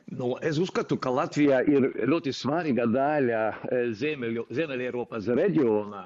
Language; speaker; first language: Latvian; non-native, fluent; Swedish